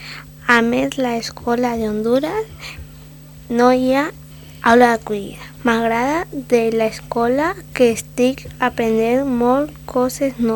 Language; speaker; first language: Catalan; non-native, learner; Spanish